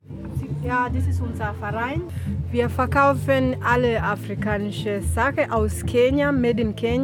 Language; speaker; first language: German; non-native, learner; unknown